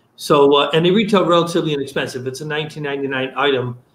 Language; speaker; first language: English; native; English